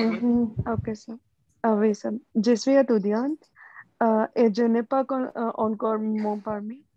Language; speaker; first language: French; non-native, learner; Hindi